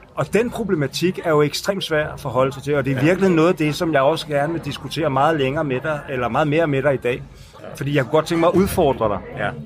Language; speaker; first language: Danish; native; Danish